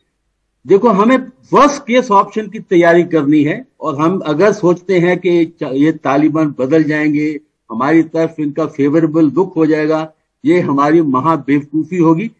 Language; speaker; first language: Hindi; native; Hindi